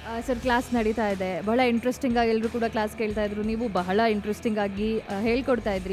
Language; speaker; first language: Kannada; native; Kannada